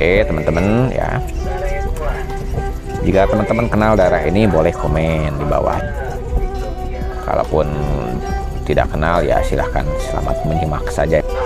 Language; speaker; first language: Indonesian; non-native, local second language; Sundanese